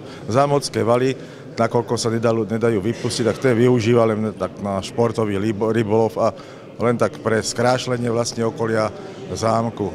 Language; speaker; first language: Slovak; native; Slovak